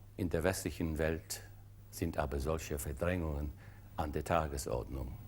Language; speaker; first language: German; non-native, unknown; English